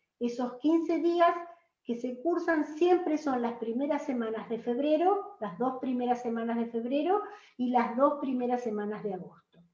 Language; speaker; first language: Spanish; native; Spanish